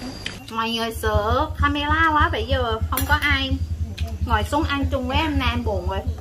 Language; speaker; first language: Vietnamese; non-native, learner; Thai